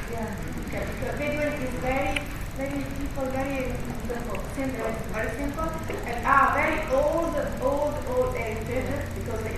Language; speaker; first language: English; non-native, learner; Italian